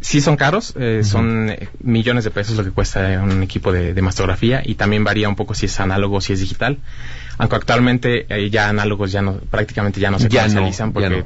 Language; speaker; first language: Spanish; native; Spanish